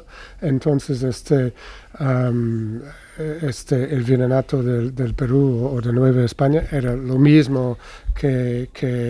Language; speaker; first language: Spanish; non-native, fluent; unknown